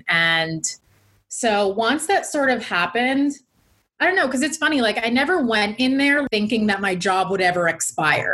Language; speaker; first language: English; native; English